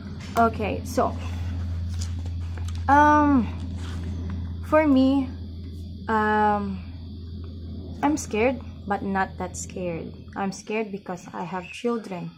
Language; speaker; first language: English; non-native, local second language; Filipino